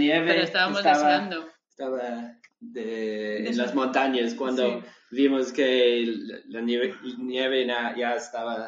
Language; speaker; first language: Spanish; non-native, learner; English